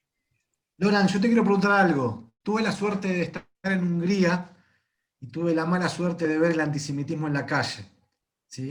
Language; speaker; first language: Spanish; native; Spanish